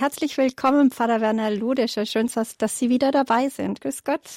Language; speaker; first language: German; native; German